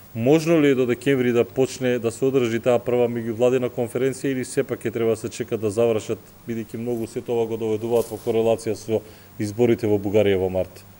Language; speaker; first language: Macedonian; native; Macedonian